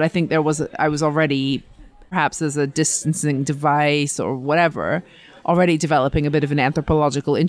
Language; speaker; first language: English; native; English